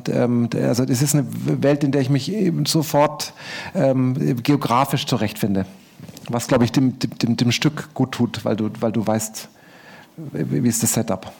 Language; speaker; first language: German; native; German